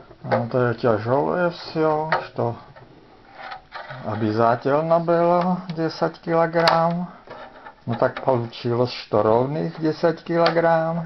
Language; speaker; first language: Russian; non-native, fluent; Czech